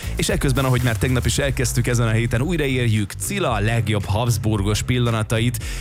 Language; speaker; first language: Hungarian; native; Hungarian